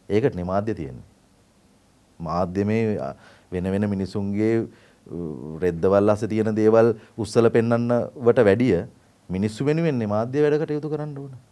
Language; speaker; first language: Sinhala; native; Sinhala